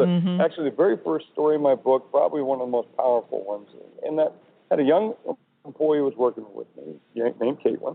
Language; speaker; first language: English; native; English